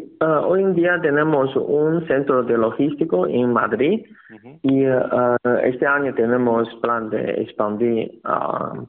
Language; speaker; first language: Spanish; non-native, learner; Chinese